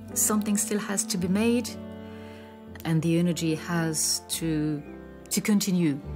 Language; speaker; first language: English; non-native, fluent; French